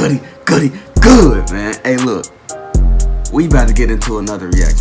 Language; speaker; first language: English; native; English